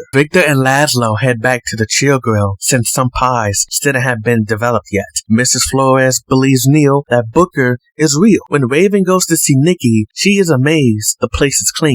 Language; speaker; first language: English; native; English